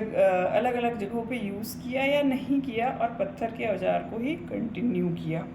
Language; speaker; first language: Hindi; native; Hindi